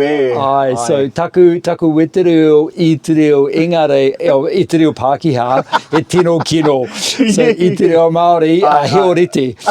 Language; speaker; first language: Māori; non-native, local second language; English